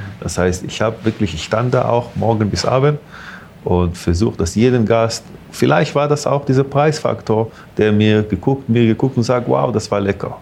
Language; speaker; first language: German; non-native, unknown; Hebrew